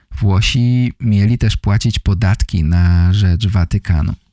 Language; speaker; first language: Polish; native; Polish